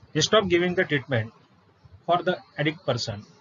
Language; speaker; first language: English; non-native, local second language; Marathi